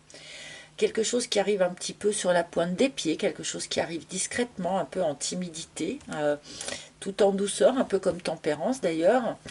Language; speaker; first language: French; native; French